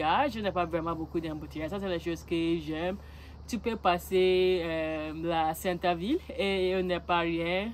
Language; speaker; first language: French; non-native, learner; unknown